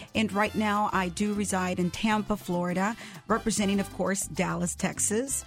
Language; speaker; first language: English; early bilingual, other home language; Spanish